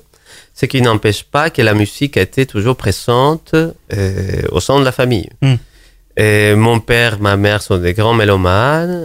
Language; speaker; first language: French; non-native, fluent; Spanish